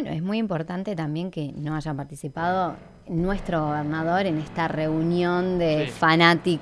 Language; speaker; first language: Spanish; native; Spanish